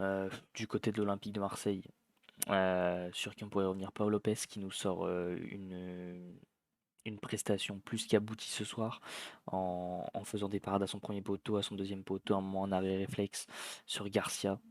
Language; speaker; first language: French; native; French